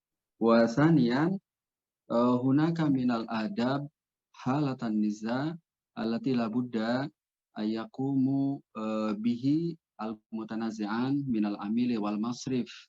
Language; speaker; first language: Arabic; non-native, fluent; Indonesian